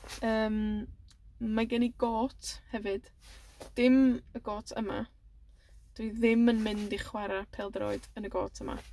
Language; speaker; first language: Welsh; native; Welsh